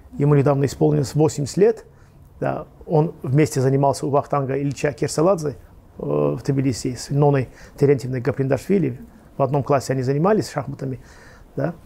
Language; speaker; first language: Russian; non-native, local second language; Azerbaijani